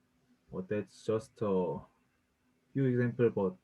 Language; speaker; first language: English; non-native, learner; Korean